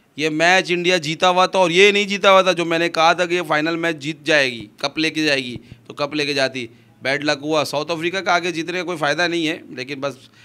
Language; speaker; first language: Urdu; non-native, local second language; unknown